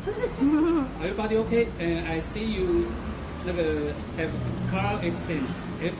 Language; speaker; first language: English; non-native, learner; Chinese